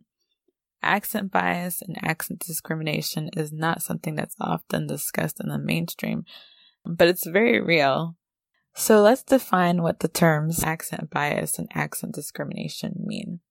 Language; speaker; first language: English; native; English